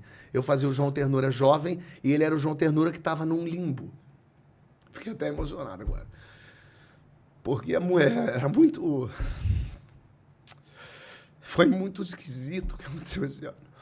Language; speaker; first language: Portuguese; native; Portuguese